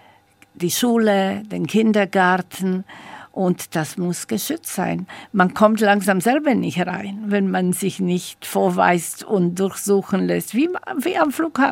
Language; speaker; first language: German; non-native, fluent; Slovak